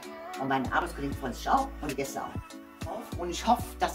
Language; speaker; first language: German; non-native, fluent; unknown